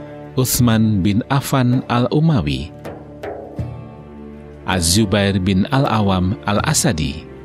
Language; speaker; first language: Indonesian; native; Indonesian